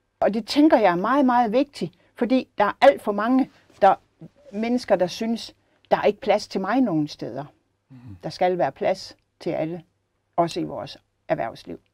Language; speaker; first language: Danish; native; Danish